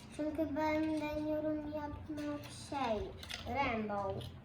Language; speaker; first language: Turkish; early bilingual, heritage; Turkish